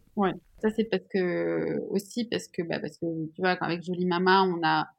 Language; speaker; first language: French; native; French